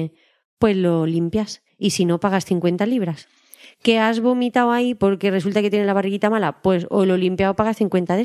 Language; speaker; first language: Spanish; native; Spanish